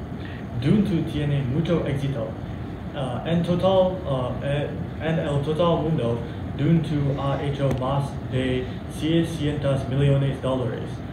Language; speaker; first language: Spanish; non-native, learner; English